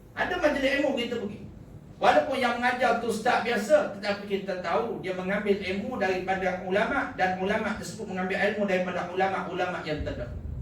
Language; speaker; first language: Malay; native; Malay